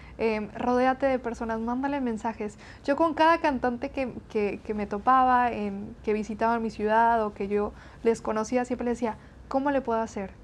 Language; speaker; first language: Spanish; native; Spanish